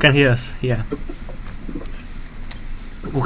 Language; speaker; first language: English; non-native, learner; Vietnamese